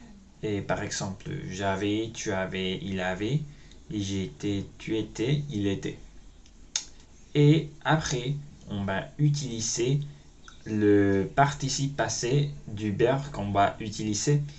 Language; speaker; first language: French; non-native, learner; Spanish